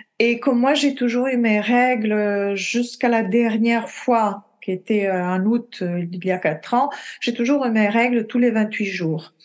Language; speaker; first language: French; non-native, fluent; Italian